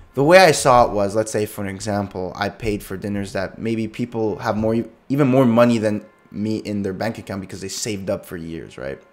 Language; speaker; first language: English; native; English